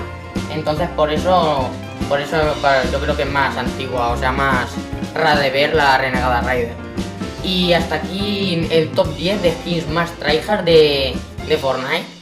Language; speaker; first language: Spanish; native; Spanish